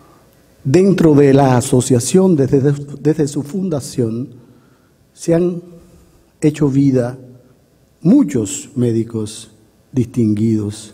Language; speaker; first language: Spanish; native; Spanish